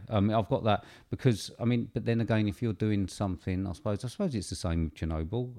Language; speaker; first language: English; native; English